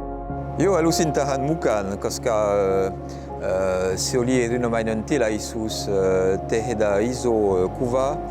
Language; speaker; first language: Finnish; non-native, fluent; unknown